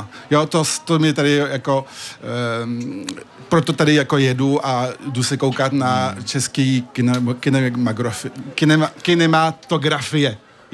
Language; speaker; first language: Czech; early bilingual, heritage; French